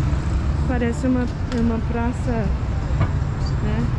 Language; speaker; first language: Portuguese; non-native, fluent; English